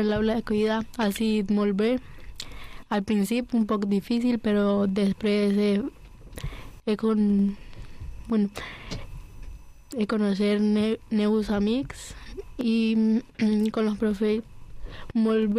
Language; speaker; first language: Catalan; non-native, learner; Spanish